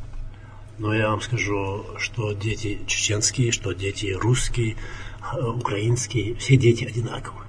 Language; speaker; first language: Russian; non-native, local second language; Chechen